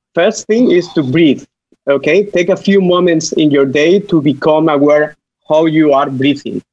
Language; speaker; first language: English; non-native, fluent; Spanish